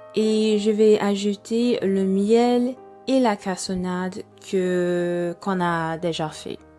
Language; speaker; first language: French; non-native, fluent; English